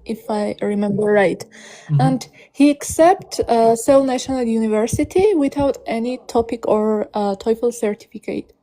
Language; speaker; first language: English; non-native, learner; Armenian